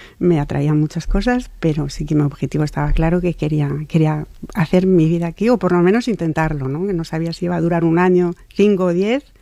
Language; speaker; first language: Spanish; non-native, fluent; French